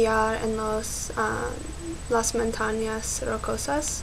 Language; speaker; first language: Spanish; non-native, learner; English